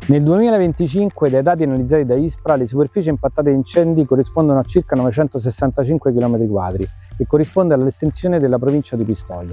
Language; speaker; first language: Italian; native; Italian